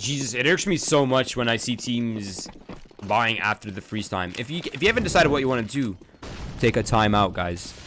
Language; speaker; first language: English; native; English